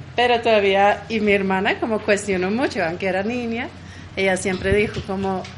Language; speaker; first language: Spanish; non-native, fluent; Swedish